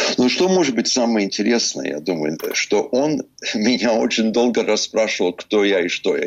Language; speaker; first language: Russian; non-native, fluent; English